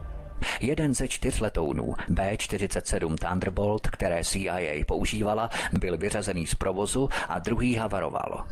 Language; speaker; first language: Czech; native; Czech